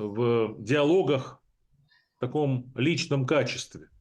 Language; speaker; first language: Russian; native; Russian